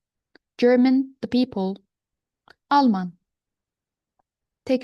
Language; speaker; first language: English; non-native, fluent; Turkish